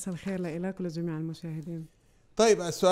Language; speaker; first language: Arabic; native; Arabic